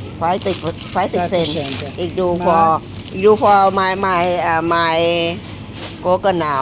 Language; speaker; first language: Dutch; non-native, learner; Thai